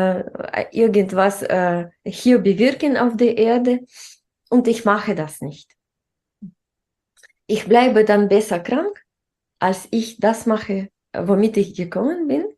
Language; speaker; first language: German; non-native, fluent; Russian